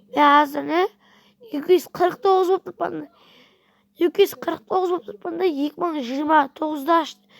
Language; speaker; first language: Uzbek; non-native, local second language; Kara-Kalpak